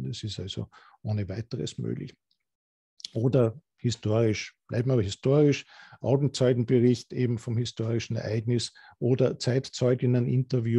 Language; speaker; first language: German; native; German